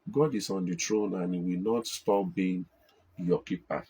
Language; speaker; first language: English; non-native, local second language; Yoruba